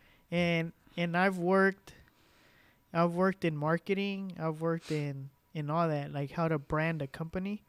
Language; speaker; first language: English; early bilingual, other home language; Spanish